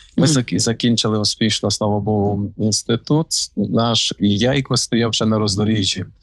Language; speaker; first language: Ukrainian; native; Ukrainian